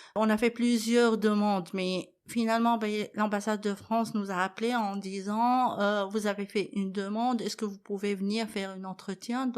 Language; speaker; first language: French; non-native, fluent; Arabic